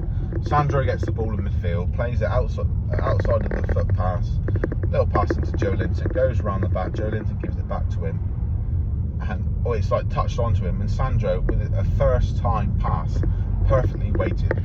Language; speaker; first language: English; native; English